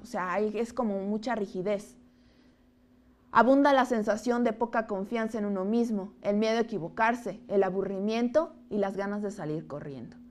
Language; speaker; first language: Spanish; native; Spanish